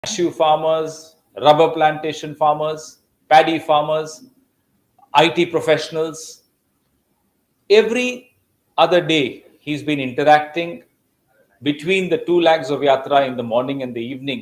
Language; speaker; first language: English; non-native, local second language; Hindi